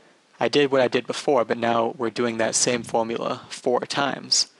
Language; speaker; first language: English; native; English